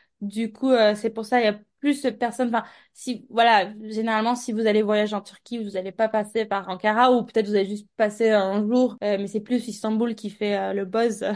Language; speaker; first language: French; non-native, fluent; Turkish